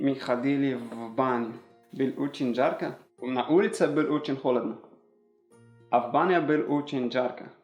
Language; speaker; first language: Russian; non-native, learner; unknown